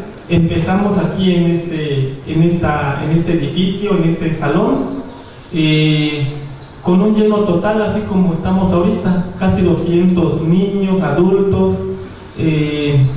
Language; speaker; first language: Spanish; non-native, local second language; Zapotec